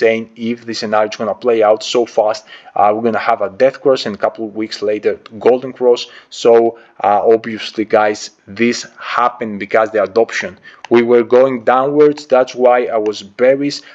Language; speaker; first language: English; non-native, fluent; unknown